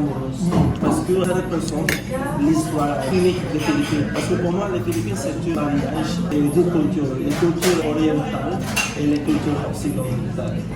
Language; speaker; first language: French; non-native, fluent; Filipino